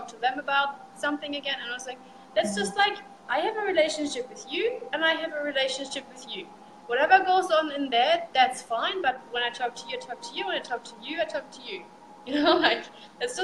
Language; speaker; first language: English; non-native, fluent; German